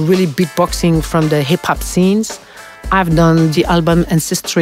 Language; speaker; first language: English; non-native, fluent; French